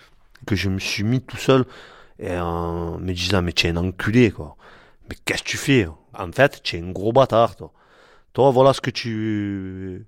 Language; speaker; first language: French; native; French